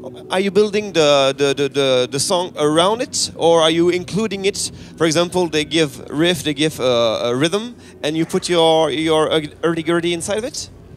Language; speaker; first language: English; non-native, learner; French